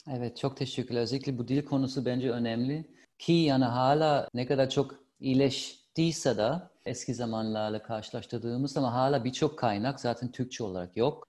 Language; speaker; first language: Turkish; non-native, fluent; German